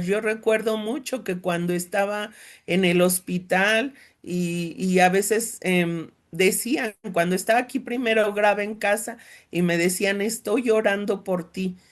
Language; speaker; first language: Spanish; native; Spanish